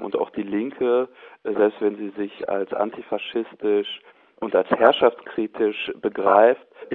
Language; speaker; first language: German; native; German